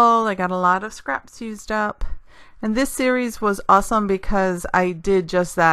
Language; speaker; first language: English; native; English